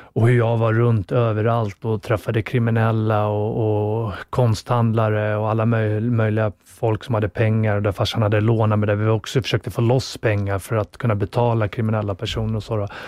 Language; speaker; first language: Swedish; native; Swedish